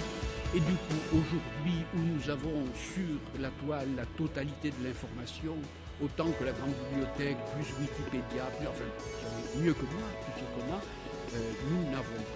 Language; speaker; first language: French; native; French